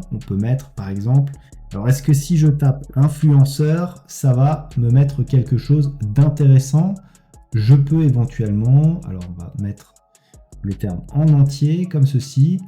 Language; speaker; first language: French; native; French